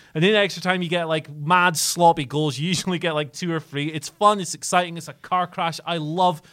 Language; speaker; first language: English; native; English